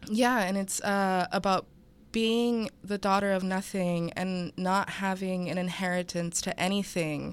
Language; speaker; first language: English; native; English